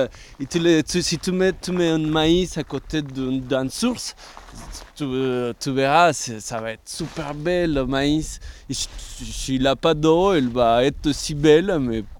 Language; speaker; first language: French; non-native, fluent; Spanish